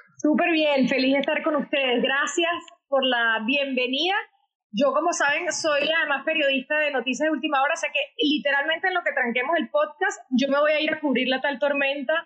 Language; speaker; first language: Spanish; native; Spanish